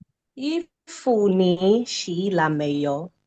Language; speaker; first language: Chinese; non-native, learner; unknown